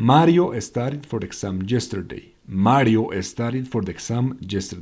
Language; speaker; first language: English; non-native, fluent; Spanish